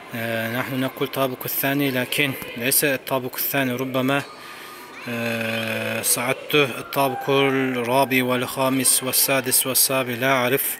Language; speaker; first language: Arabic; non-native, fluent; Turkish